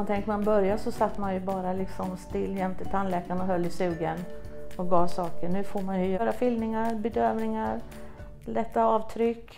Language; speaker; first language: Swedish; native; Swedish